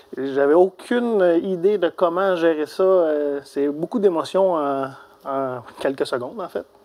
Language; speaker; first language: French; native; French